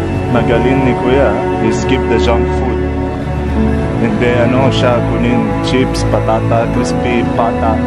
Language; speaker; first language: Filipino; non-native, learner; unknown